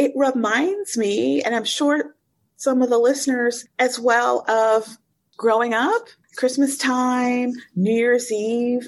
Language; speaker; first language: English; native; English